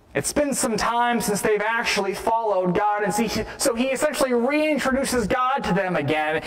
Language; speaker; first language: English; native; English